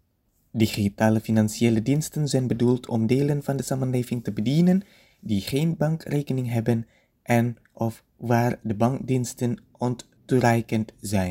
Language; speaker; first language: Dutch; non-native, fluent; Indonesian